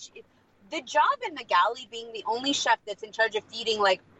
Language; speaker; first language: English; non-native, fluent; Russian